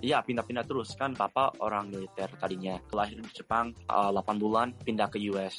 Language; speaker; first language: Indonesian; early bilingual, heritage; Indonesian